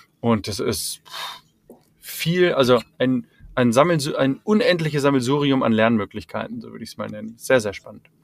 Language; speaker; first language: German; native; German